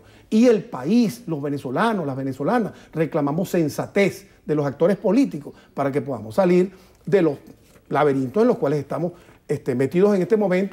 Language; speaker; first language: Spanish; native; Spanish